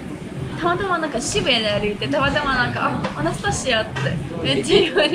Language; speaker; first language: Japanese; non-native, fluent; Russian